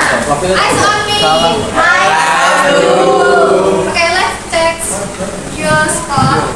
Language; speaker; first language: English; non-native, fluent; Indonesian